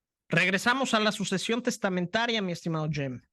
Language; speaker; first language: Spanish; native; Spanish